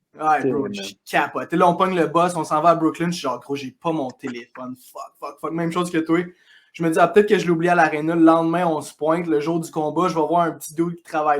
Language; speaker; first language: French; native; French